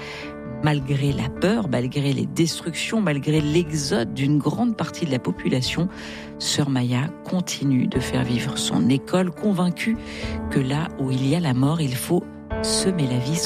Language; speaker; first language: French; native; French